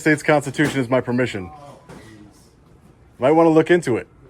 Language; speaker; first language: English; native; English